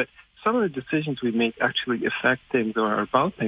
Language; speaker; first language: English; non-native, fluent; German